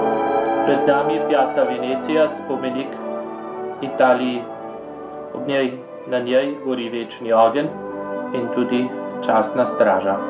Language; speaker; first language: Slovenian; native; Slovenian